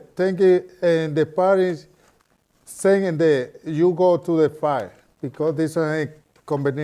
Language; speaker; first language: English; non-native, learner; Spanish